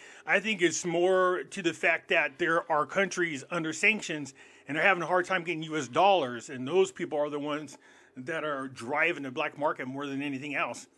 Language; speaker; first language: English; native; English